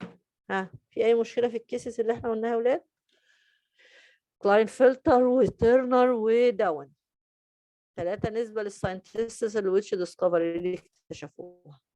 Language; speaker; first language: Arabic; native; Arabic